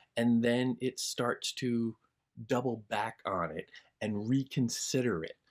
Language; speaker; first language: English; native; English